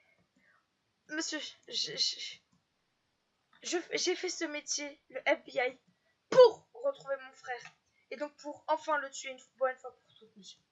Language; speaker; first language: French; native; French